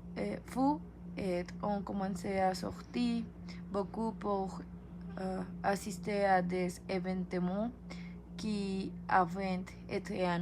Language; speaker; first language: French; non-native, learner; Spanish